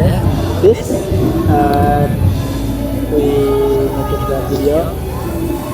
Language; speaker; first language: English; non-native, learner; Indonesian